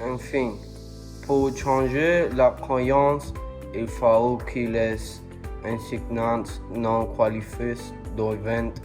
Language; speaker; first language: French; non-native, learner; Spanish